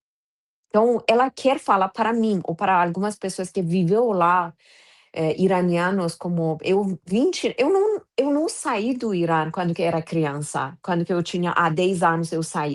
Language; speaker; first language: Portuguese; non-native, fluent; Persian